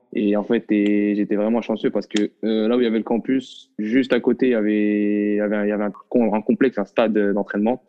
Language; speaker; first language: French; non-native, local second language; Arabic